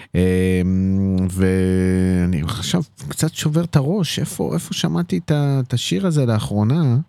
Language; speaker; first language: Hebrew; native; Hebrew